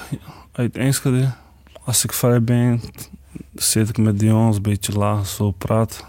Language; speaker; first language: Dutch; non-native, learner; Portuguese